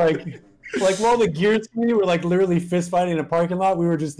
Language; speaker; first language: English; non-native, fluent; French